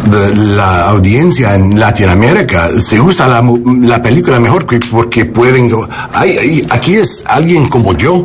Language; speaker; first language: Spanish; non-native, learner; English